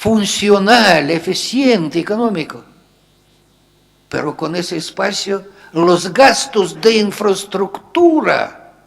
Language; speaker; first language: Spanish; non-native, fluent; Russian